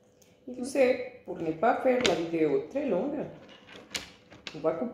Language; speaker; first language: French; non-native, fluent; Spanish